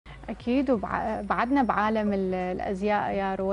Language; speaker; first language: Arabic; native; Arabic